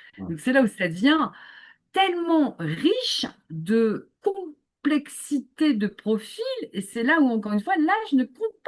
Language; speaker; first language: French; native; French